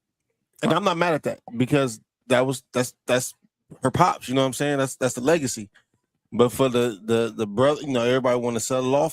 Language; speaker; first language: English; native; English